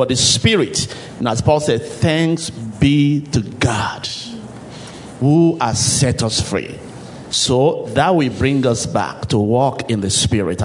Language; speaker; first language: English; non-native, local second language; Yoruba